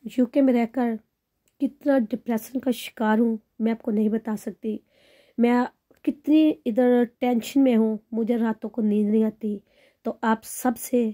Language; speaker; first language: Urdu; non-native, local second language; Punjabi